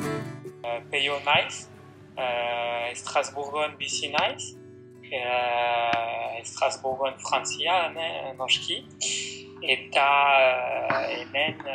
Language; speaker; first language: Basque; non-native, learner; French